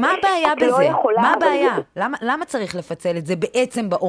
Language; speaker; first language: Hebrew; native; Hebrew